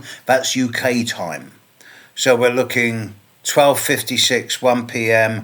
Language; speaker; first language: English; native; English